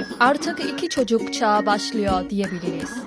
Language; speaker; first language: Turkish; non-native, fluent; Chinese